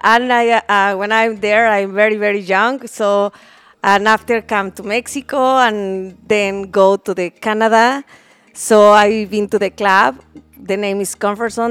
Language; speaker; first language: English; non-native, learner; Spanish